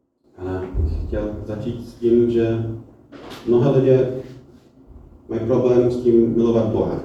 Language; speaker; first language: Czech; non-native, fluent; English